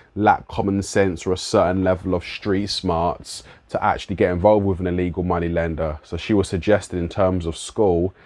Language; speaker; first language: English; native; English